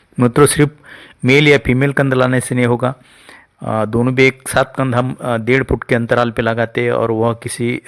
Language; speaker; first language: Hindi; non-native, local second language; Marathi